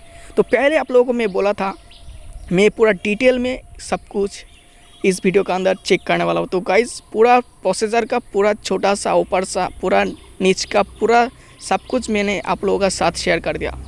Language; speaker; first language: Hindi; non-native, local second language; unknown